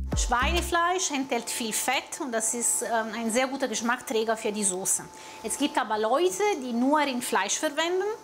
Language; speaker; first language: German; non-native, fluent; Italian